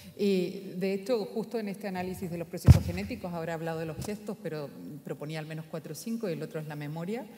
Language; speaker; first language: Spanish; native; Spanish